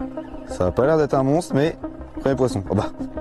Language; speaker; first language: French; native; French